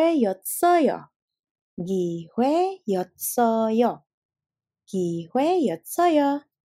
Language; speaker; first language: Korean; non-native, fluent; Indonesian